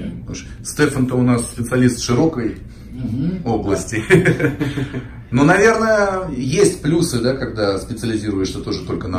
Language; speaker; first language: Russian; native; Russian